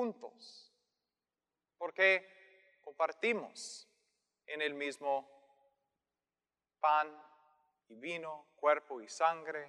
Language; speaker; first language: Spanish; non-native, fluent; English